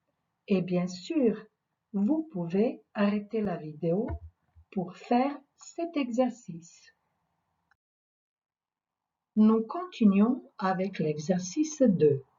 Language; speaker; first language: French; non-native, fluent; Croatian